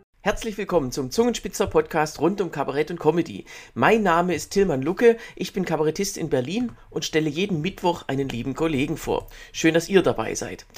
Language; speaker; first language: German; native; German